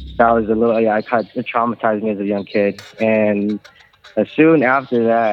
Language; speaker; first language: English; non-native, local second language; Filipino